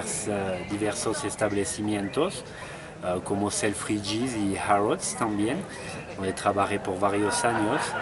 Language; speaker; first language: Spanish; non-native, fluent; French